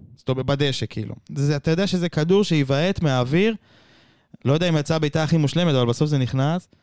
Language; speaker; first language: Hebrew; native; Hebrew